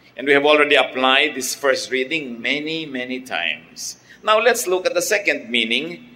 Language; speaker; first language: English; non-native, local second language; Filipino